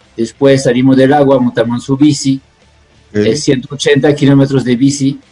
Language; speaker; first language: Spanish; non-native, fluent; French